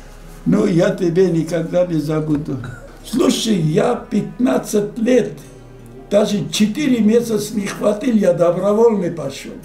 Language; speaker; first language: Russian; non-native, local second language; Abkhazian